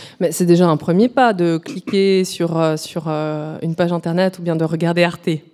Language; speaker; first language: French; native; French